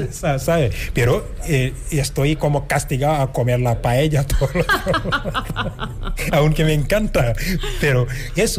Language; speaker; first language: Spanish; non-native, fluent; Wolof